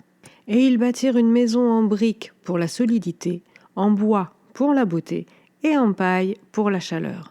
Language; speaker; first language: French; native; French